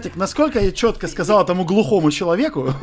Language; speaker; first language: Russian; native; Russian